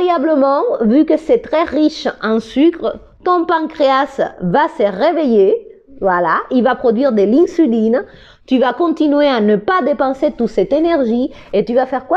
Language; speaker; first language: French; non-native, fluent; Spanish